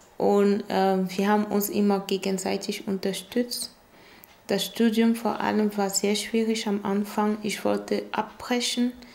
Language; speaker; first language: German; non-native, fluent; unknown